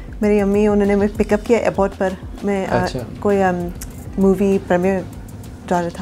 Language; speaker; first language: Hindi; early bilingual, heritage; Urdu